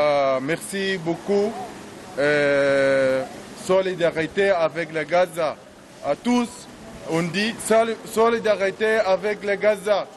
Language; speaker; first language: French; non-native, learner; Arabic